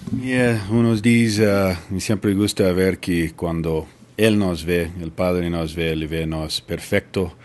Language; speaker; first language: Spanish; non-native, learner; English